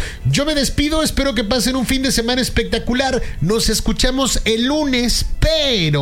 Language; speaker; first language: Spanish; native; Spanish